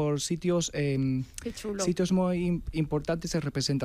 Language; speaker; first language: Galician; non-native, fluent; Spanish